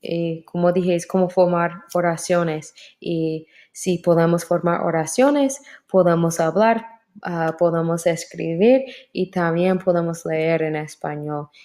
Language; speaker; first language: Spanish; non-native, fluent; English